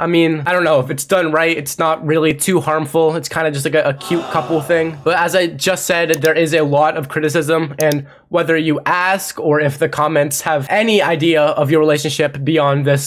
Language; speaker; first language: English; native; English